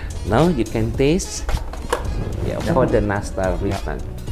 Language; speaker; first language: English; non-native, learner; Indonesian